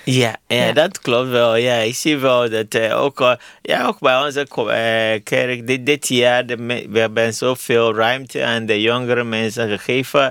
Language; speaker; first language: Dutch; non-native, learner; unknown